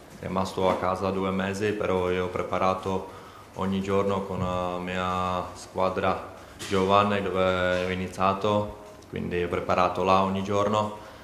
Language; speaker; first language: Italian; non-native, learner; Czech